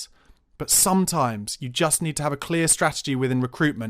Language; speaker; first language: English; native; English